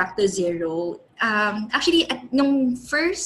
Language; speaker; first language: English; non-native, local second language; Filipino